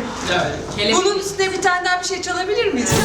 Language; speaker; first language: Turkish; native; Turkish